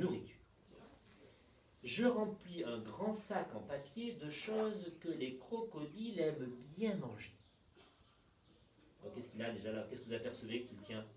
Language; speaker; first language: French; native; French